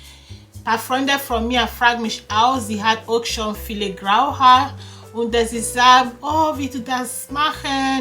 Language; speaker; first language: German; non-native, learner; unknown